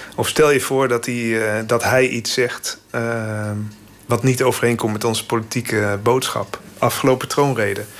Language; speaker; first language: Dutch; native; Dutch